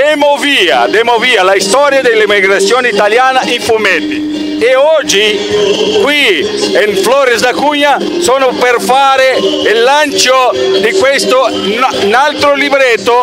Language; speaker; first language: Italian; non-native, learner; Portuguese